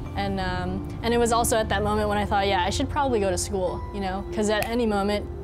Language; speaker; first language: English; native; English